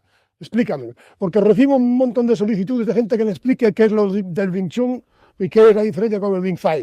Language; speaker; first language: Spanish; native; Spanish